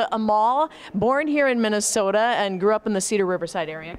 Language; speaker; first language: English; native; English